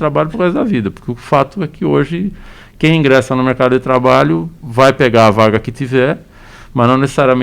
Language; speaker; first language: Portuguese; native; Portuguese